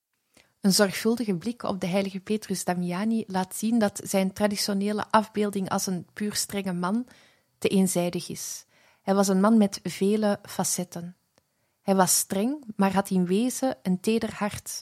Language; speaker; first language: Dutch; native; Dutch